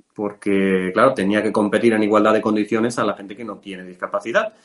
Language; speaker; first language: Spanish; native; Spanish